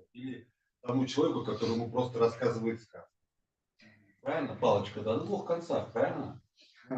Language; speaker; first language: Russian; native; Russian